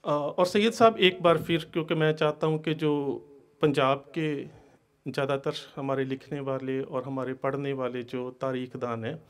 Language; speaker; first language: Hindi; non-native, local second language; Punjabi